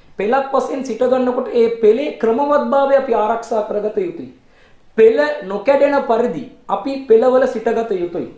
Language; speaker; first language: Sinhala; non-native, local second language; Tamil